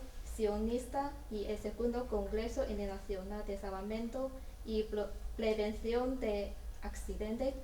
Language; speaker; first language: Spanish; non-native, learner; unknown